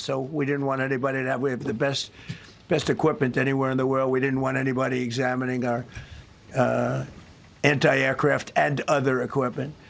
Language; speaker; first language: English; native; English